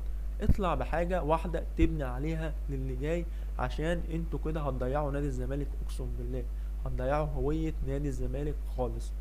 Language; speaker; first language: Arabic; native; Arabic